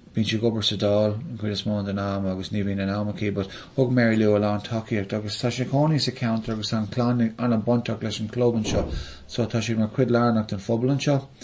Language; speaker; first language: Irish; non-native, local second language; English